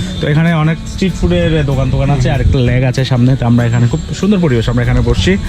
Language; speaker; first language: Bangla; native; Bangla